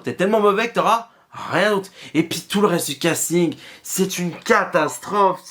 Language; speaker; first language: French; native; French